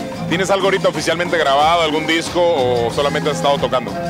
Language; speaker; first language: Spanish; native; Spanish